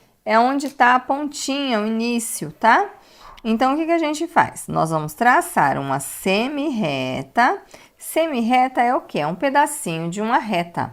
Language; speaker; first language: Portuguese; native; Portuguese